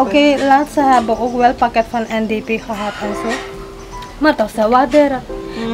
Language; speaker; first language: Dutch; non-native, local second language; Caribbean Hindustani